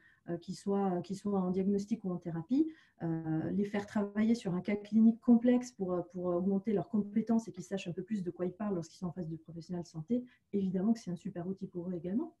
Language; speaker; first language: French; native; French